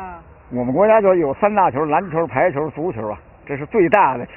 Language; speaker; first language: Chinese; native; Chinese